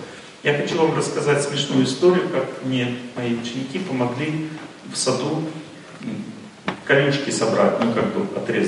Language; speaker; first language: Russian; native; Russian